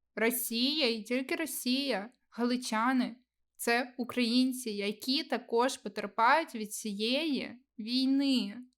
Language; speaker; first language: Ukrainian; non-native, local second language; Russian